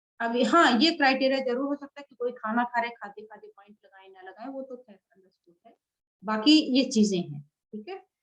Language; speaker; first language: Hindi; native; Hindi